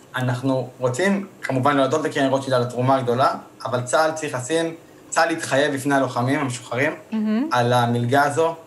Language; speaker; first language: Hebrew; native; Hebrew